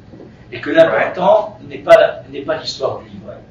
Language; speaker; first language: French; native; French